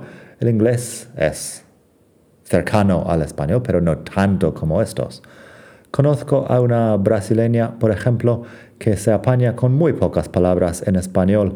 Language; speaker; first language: Spanish; non-native, fluent; English